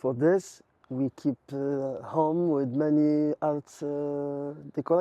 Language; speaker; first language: English; non-native, learner; Arabic